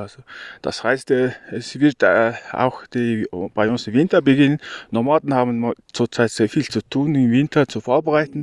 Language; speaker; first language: German; non-native, learner; Mongolian